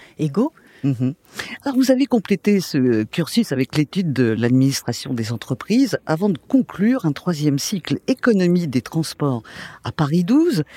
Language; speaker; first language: French; native; French